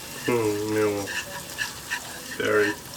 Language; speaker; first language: Japanese; native; Japanese